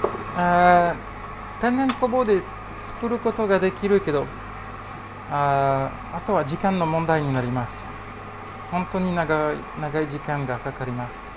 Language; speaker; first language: Japanese; non-native, learner; French